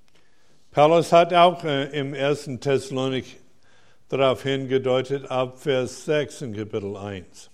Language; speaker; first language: German; non-native, fluent; English